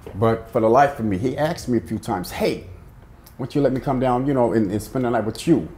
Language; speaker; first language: English; native; English